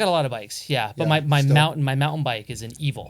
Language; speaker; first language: English; native; English